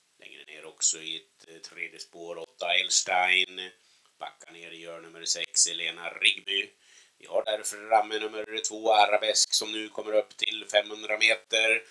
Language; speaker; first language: Swedish; native; Swedish